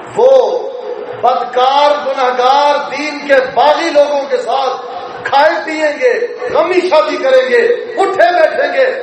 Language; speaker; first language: Urdu; non-native, local second language; Punjabi